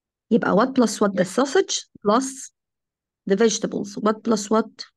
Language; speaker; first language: English; non-native, fluent; Arabic